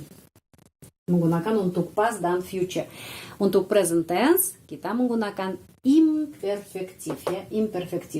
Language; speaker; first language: Indonesian; non-native, fluent; Russian